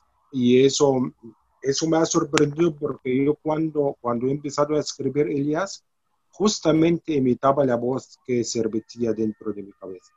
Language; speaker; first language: Spanish; non-native, fluent; Arabic